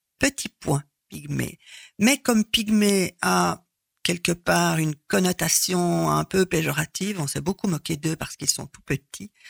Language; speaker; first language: French; native; French